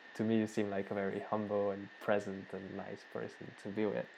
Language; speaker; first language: English; non-native, fluent; Bulgarian